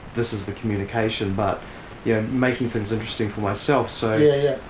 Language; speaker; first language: English; native; English